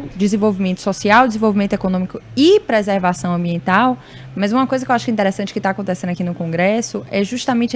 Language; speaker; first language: Portuguese; native; Portuguese